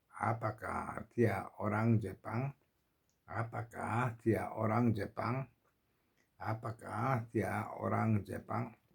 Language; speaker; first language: Indonesian; non-native, learner; Korean